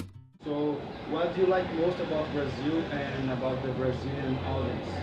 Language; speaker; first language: English; non-native, learner; Portuguese